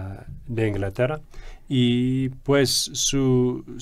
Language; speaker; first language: Spanish; non-native, fluent; English